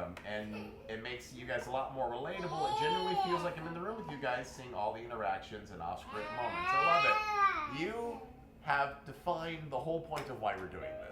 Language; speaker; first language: English; native; English